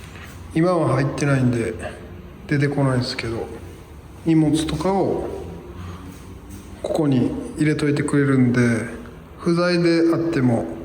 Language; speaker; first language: Japanese; native; Japanese